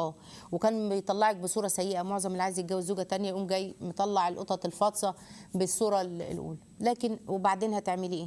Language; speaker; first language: Arabic; native; Arabic